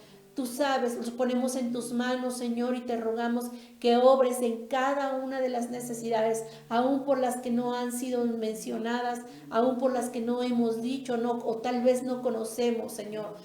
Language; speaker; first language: Spanish; native; Spanish